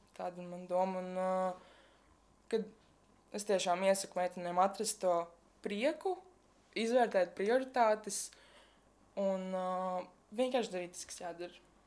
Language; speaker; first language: Latvian; native; Latvian